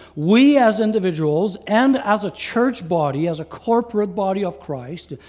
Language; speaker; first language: English; non-native, fluent; French